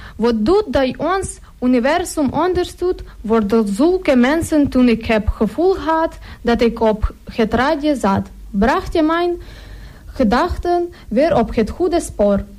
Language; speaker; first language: Dutch; non-native, fluent; Ukrainian